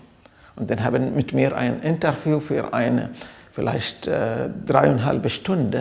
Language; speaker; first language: German; non-native, fluent; Arabic